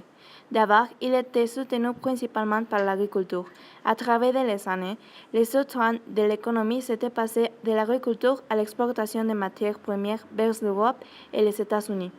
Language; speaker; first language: French; non-native, learner; Spanish